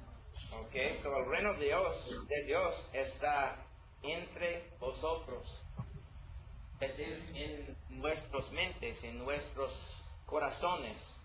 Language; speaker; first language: Spanish; non-native, learner; English